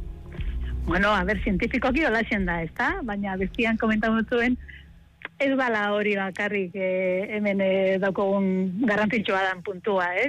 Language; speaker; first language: Basque; native; Basque